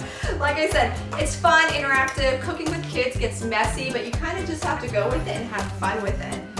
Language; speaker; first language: English; native; English